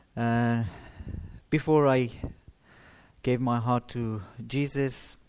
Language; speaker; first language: English; non-native, learner; Persian